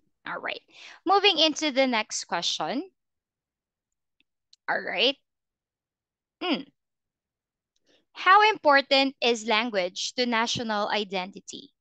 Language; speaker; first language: English; non-native, fluent; Filipino